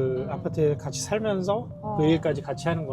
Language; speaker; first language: Korean; native; Korean